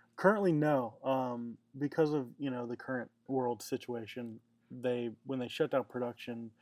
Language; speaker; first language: English; native; English